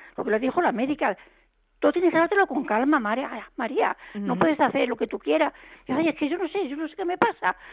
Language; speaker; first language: Spanish; native; Spanish